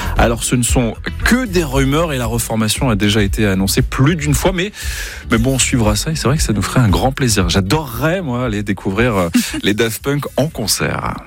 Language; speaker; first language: French; native; French